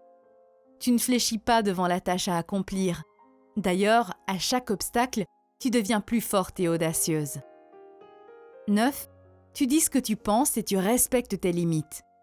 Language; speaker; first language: French; native; French